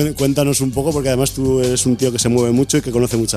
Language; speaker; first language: Spanish; native; Spanish